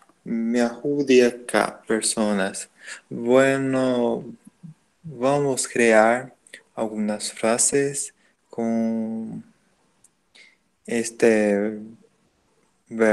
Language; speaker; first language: Spanish; non-native, learner; Portuguese